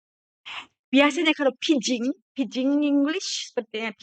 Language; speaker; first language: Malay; non-native, fluent; Japanese